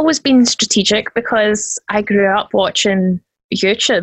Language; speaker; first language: English; native; English